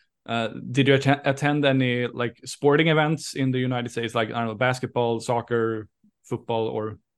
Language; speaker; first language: English; non-native, fluent; Swedish